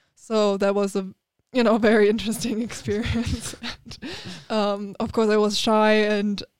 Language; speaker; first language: English; non-native, fluent; German